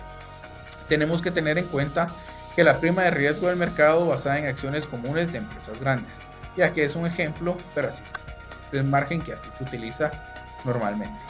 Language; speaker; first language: Spanish; native; Spanish